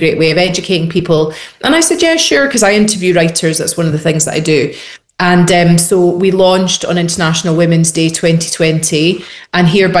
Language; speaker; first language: English; native; English